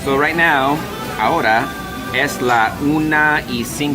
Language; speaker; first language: Spanish; non-native, fluent; English